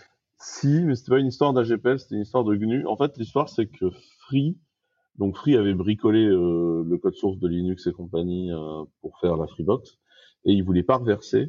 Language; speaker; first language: French; native; French